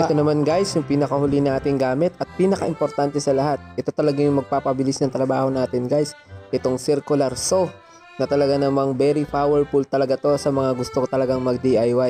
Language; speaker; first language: Filipino; native; Filipino